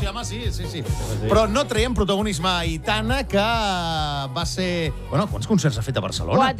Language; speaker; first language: Catalan; native; Catalan